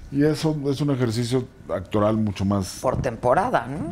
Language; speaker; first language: Spanish; native; Spanish